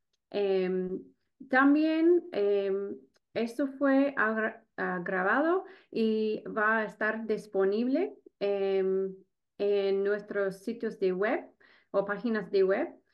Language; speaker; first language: Spanish; non-native, fluent; English